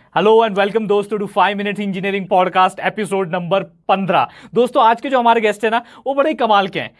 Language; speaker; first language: Hindi; native; Hindi